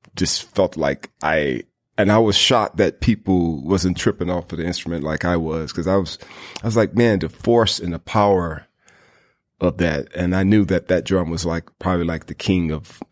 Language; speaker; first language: English; native; English